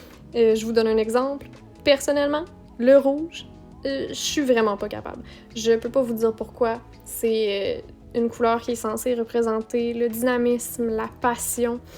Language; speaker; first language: French; native; French